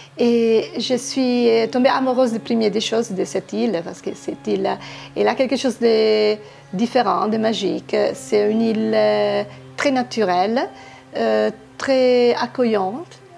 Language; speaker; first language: French; non-native, fluent; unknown